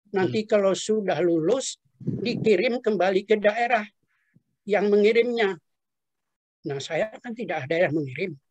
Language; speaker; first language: Indonesian; non-native, local second language; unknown